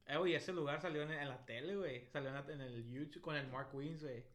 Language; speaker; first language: Spanish; early bilingual, heritage; Spanish